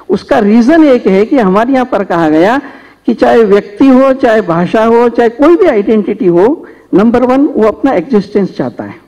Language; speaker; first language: Hindi; native; Hindi